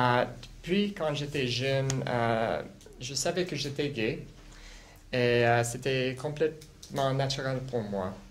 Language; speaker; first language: French; non-native, local second language; English